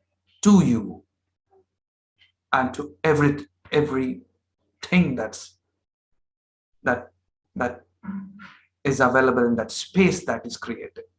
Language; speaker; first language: English; non-native, local second language; Hindi